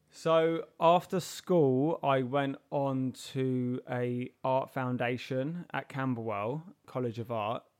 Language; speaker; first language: English; native; English